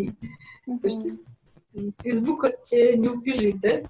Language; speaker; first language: Russian; native; Russian